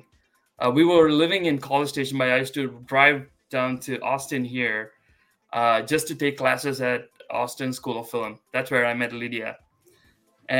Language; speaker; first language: English; non-native, local second language; Malayalam